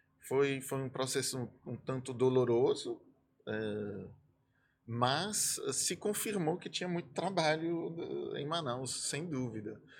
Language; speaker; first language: Portuguese; non-native, fluent; French